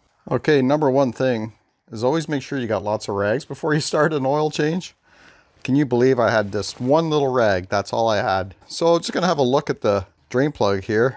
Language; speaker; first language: English; native; English